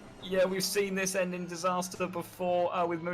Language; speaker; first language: English; native; English